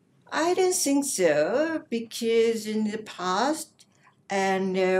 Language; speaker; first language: English; non-native, learner; Japanese